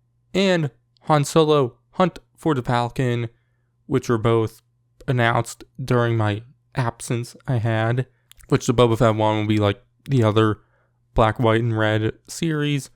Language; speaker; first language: English; native; English